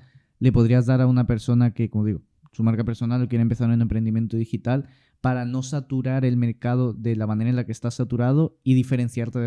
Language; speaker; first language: Spanish; native; Spanish